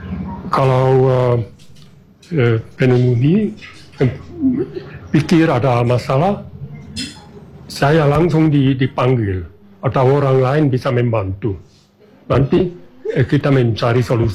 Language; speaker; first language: Indonesian; non-native, fluent; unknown